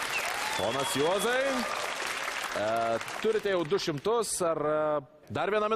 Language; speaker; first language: Lithuanian; native; Lithuanian